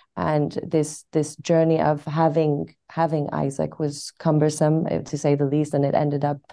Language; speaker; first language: English; non-native, fluent; Persian